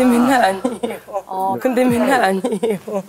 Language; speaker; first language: Korean; non-native, learner; French